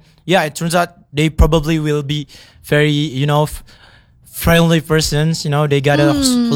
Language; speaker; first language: English; non-native, fluent; Indonesian